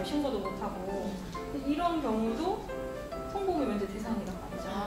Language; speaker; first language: Korean; native; Korean